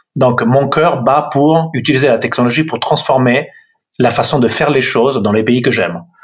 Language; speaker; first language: French; non-native, fluent; Italian